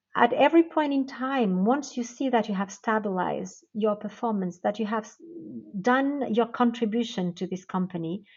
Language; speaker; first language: English; non-native, fluent; Portuguese